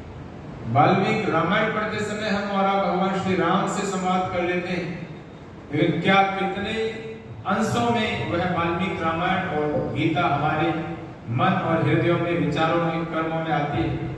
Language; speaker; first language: Hindi; native; Hindi